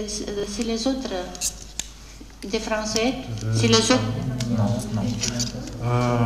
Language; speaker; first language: French; non-native, fluent; Romanian